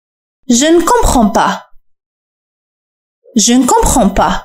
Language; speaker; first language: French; non-native, fluent; Arabic